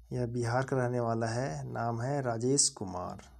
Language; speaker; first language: Hindi; native; Hindi